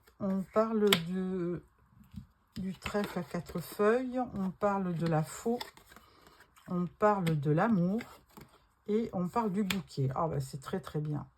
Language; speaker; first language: French; native; French